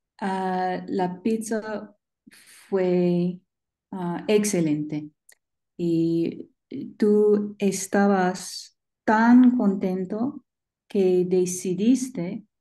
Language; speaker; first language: Spanish; non-native, learner; English